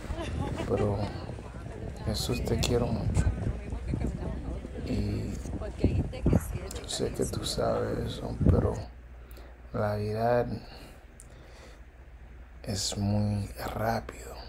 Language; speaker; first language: Spanish; early bilingual, heritage; English